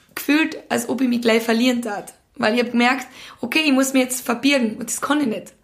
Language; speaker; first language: German; native; German